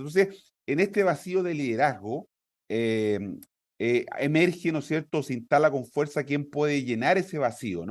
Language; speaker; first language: Spanish; native; Spanish